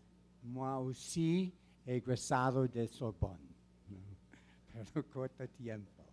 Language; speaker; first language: Spanish; non-native, fluent; English